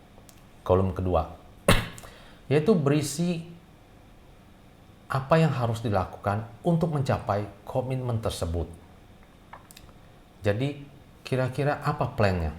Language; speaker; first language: Indonesian; native; Indonesian